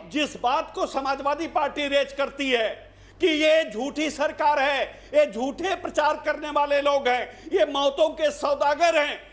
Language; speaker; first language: Hindi; native; Hindi